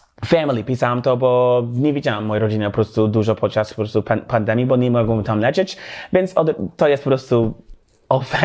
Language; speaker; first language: Polish; non-native, learner; English